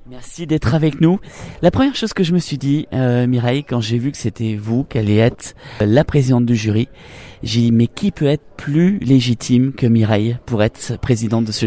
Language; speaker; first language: French; native; French